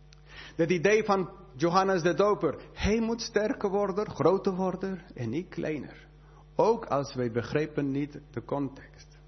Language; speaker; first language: Dutch; non-native, fluent; English